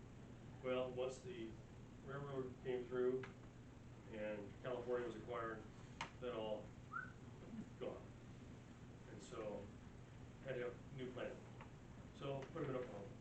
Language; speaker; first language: English; native; English